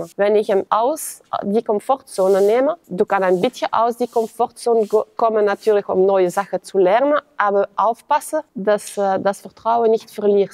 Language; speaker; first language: German; non-native, fluent; French